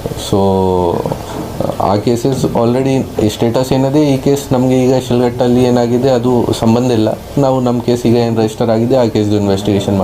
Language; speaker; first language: Kannada; non-native, fluent; Hindi